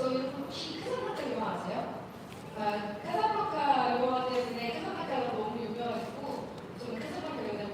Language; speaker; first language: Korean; non-native, learner; Arabic